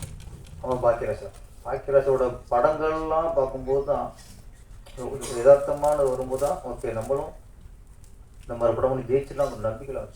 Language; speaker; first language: Tamil; native; Tamil